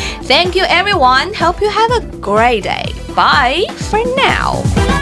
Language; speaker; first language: English; non-native, fluent; Chinese